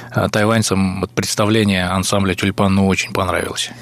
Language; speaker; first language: Russian; native; Russian